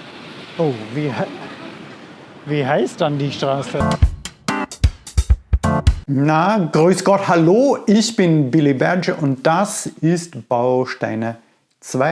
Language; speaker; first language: German; non-native, fluent; English